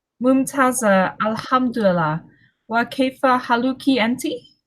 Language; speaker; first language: Arabic; non-native, learner; English